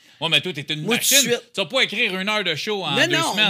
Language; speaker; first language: French; native; French